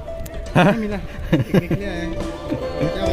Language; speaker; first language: Hindi; non-native, local second language; Karbi